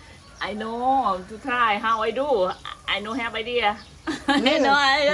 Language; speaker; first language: English; non-native, learner; Thai